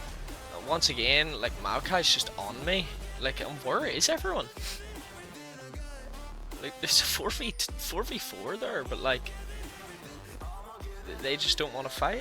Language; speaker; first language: English; native; English